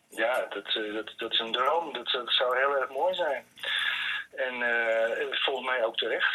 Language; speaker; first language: Dutch; native; Dutch